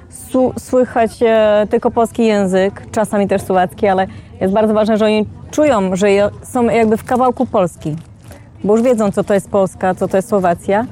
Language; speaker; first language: Polish; early bilingual, heritage; Polish